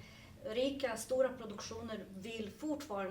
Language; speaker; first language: Swedish; non-native, fluent; Serbian